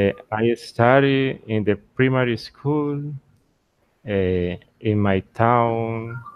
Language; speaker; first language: English; non-native, learner; Spanish